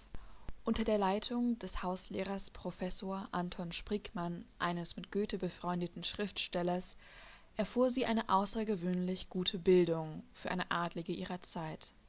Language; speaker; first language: German; native; German